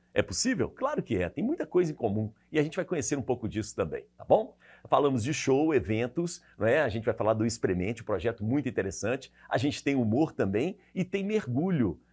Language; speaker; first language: Portuguese; native; Portuguese